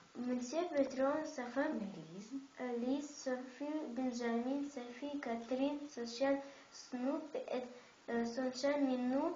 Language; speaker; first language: French; non-native, learner; Russian